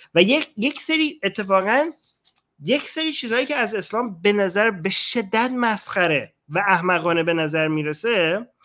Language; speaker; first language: Persian; native; Persian